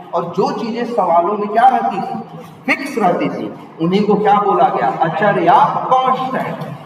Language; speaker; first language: Hindi; native; Hindi